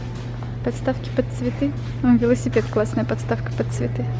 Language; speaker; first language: Russian; native; Russian